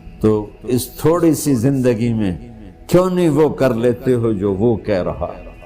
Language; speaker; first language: Urdu; non-native, local second language; Punjabi